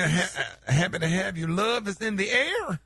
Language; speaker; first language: English; native; English